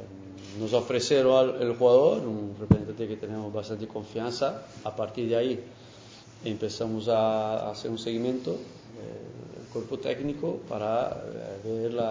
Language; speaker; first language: Portuguese; non-native, learner; Spanish